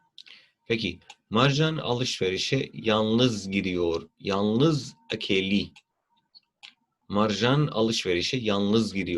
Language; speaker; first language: Turkish; non-native, fluent; Urdu